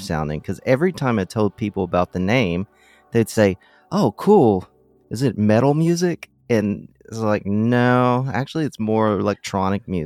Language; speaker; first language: English; native; English